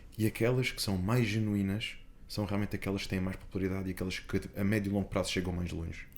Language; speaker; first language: Portuguese; native; Portuguese